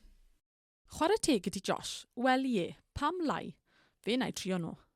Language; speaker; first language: Welsh; native; Welsh